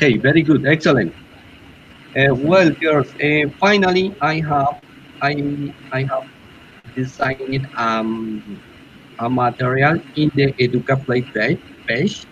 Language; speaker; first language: English; non-native, learner; Spanish